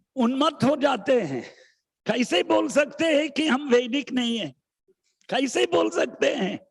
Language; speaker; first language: Hindi; non-native, fluent; English